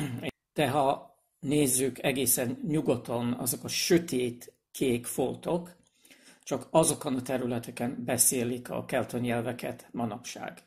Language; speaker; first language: Hungarian; non-native, fluent; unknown